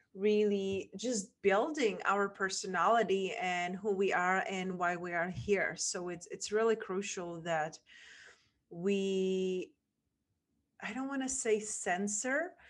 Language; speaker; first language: English; non-native, fluent; Czech